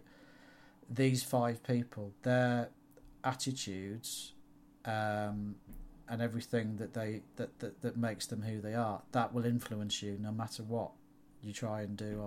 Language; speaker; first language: English; native; English